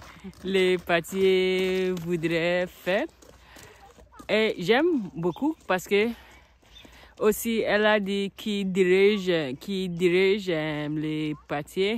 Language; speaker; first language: French; non-native, learner; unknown